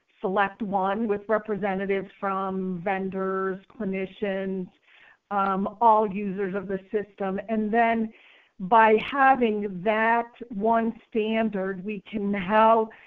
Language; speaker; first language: English; native; English